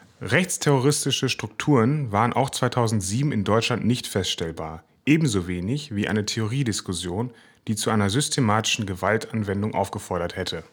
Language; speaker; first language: German; native; German